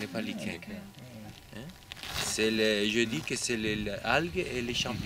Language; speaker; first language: French; non-native, learner; Spanish